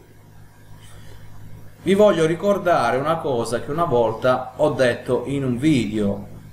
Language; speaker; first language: Italian; native; Italian